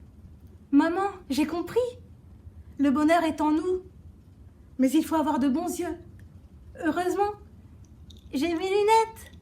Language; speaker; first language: French; native; French